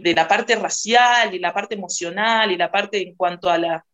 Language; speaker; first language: Spanish; native; Spanish